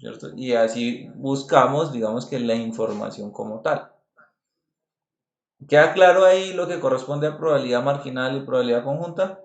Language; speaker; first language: Spanish; native; Spanish